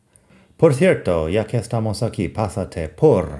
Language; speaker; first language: Spanish; non-native, fluent; English